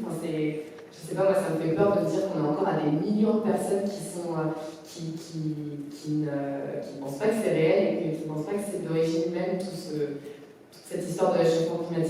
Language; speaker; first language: French; native; French